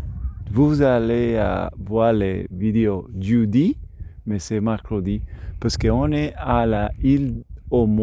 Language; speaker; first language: French; non-native, learner; Spanish